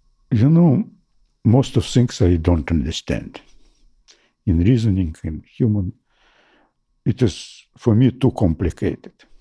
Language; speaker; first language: English; non-native, fluent; Russian